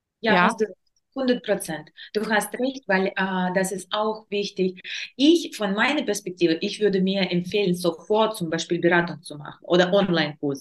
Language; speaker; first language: German; non-native, learner; Russian